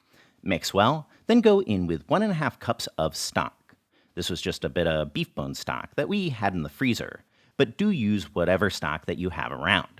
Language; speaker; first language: English; native; English